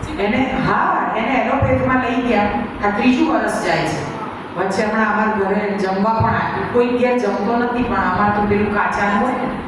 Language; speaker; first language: Gujarati; native; Gujarati